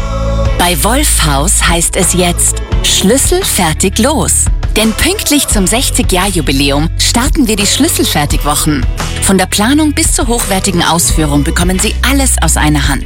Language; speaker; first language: German; native; German